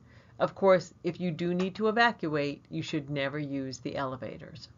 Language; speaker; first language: English; native; English